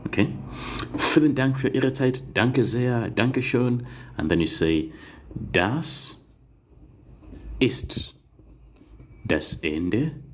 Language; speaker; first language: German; non-native, fluent; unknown